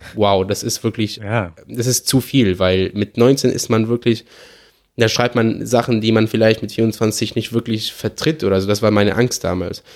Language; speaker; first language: German; non-native, fluent; Arabic